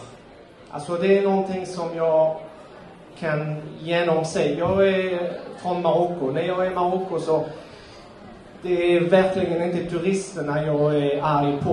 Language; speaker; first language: Swedish; non-native, fluent; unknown